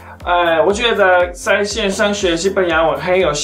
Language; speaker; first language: Chinese; non-native, fluent; Spanish